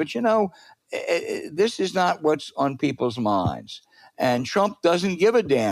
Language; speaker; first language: English; native; English